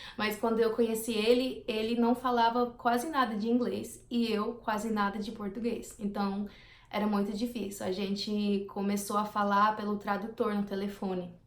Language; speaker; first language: Portuguese; non-native, fluent; English